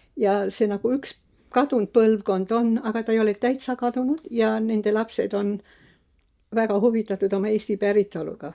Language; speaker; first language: Estonian; early bilingual, heritage; Estonian